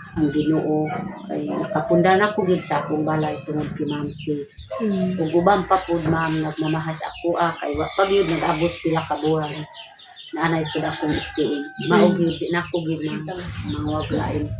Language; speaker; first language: Cebuano; non-native, local second language; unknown